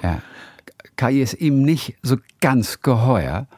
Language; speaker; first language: German; native; German